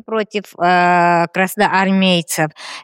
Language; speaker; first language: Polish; non-native, learner; Armenian